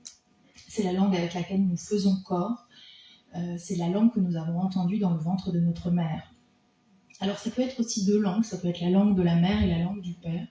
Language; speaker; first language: French; native; French